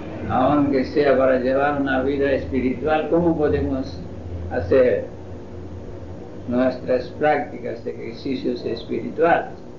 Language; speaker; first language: Spanish; non-native, fluent; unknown